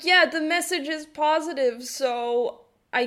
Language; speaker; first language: English; non-native, fluent; Dutch